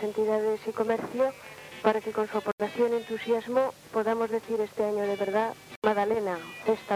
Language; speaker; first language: Spanish; native; Spanish